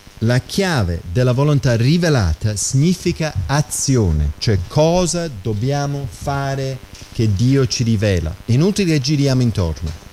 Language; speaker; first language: Italian; non-native, fluent; English